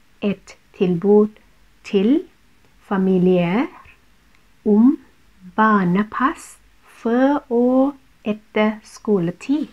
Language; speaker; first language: Norwegian; non-native, fluent; Thai